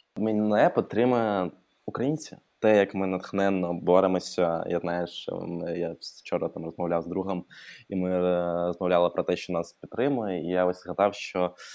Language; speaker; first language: Ukrainian; non-native, local second language; Russian